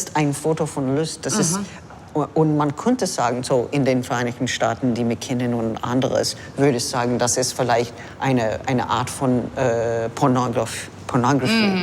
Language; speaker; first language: German; non-native, fluent; English